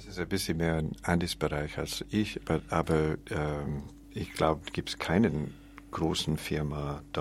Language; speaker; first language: German; non-native, learner; English